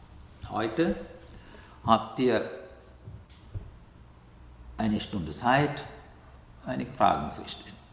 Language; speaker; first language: German; non-native, learner; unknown